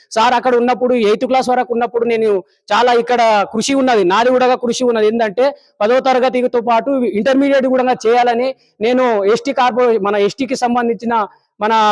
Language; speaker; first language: Telugu; non-native, local second language; Lambadi